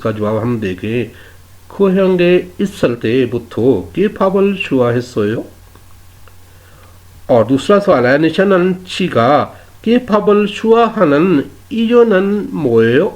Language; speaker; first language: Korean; non-native, fluent; Urdu